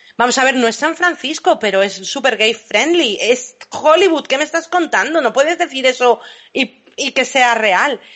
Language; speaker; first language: Spanish; native; Spanish